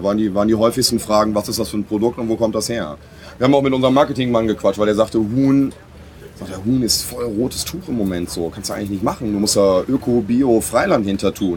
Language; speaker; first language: German; native; German